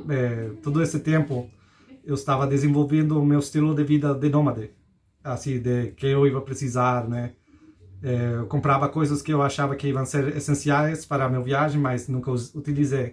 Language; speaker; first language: Portuguese; non-native, fluent; Spanish